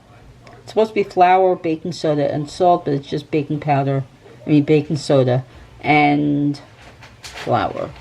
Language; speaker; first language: English; native; English